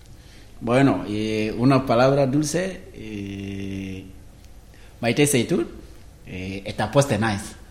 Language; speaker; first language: Spanish; non-native, learner; Wolof